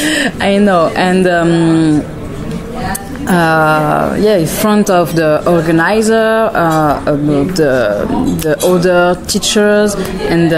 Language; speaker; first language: English; non-native, learner; French